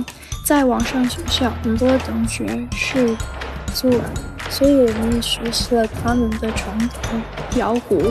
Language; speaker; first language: Chinese; non-native, learner; English